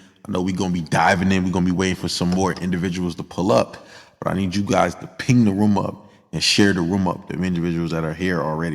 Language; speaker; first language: English; native; English